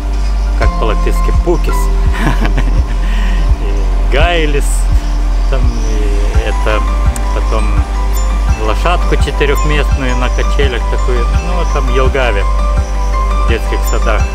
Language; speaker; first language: Russian; non-native, fluent; Lithuanian